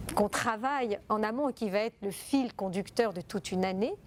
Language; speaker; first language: French; non-native, fluent; Italian